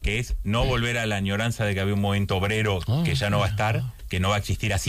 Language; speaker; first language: Spanish; native; Spanish